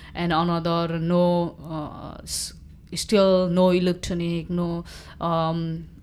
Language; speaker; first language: English; non-native, local second language; Nepali